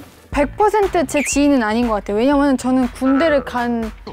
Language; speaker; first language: Korean; native; Korean